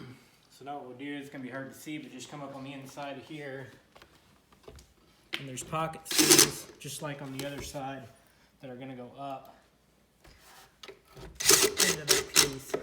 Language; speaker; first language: English; native; English